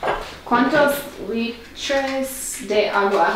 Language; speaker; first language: Spanish; non-native, learner; English